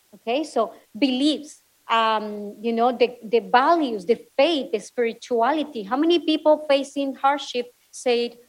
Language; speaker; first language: English; non-native, fluent; Spanish